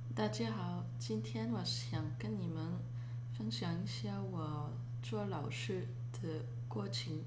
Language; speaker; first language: Chinese; early bilingual, other home language; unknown